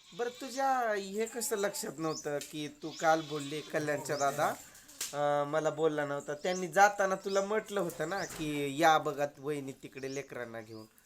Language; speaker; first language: Marathi; native; Marathi